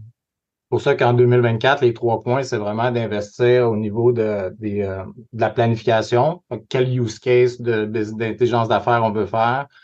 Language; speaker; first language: French; native; French